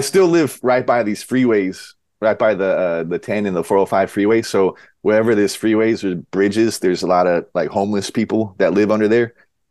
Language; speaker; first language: English; native; English